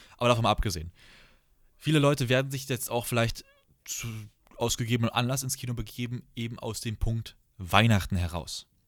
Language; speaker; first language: German; native; German